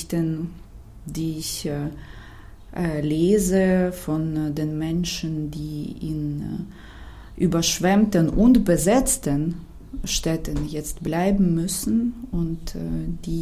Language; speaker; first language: German; non-native, fluent; Ukrainian